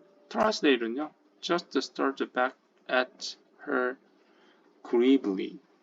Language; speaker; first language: English; non-native, fluent; Korean